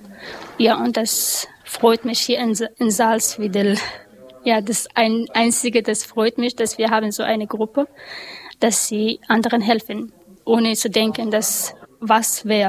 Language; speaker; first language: German; non-native, learner; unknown